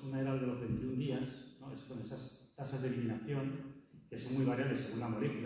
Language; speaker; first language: Spanish; native; Spanish